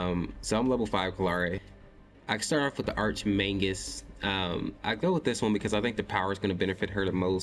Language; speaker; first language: English; native; English